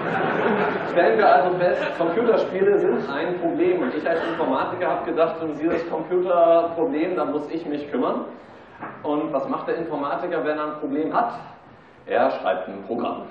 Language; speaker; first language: German; native; German